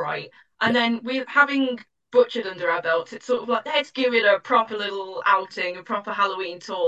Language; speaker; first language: English; native; English